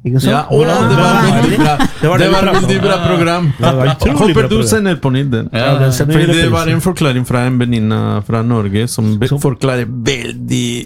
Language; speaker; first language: Swedish; non-native, learner; Spanish